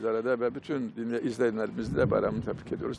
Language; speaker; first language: Turkish; native; Turkish